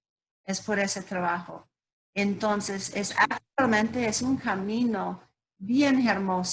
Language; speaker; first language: Spanish; non-native, learner; English